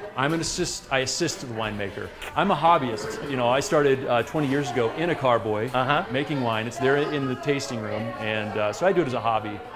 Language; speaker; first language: English; native; English